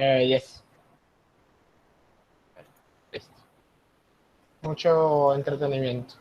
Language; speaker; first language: Spanish; native; Spanish